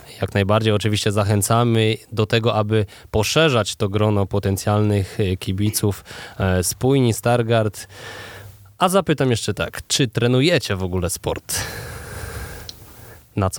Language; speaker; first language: Polish; native; Polish